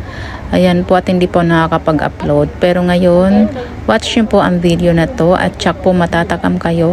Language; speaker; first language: Filipino; native; Filipino